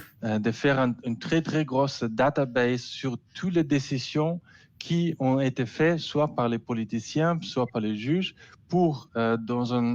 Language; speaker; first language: French; non-native, learner; German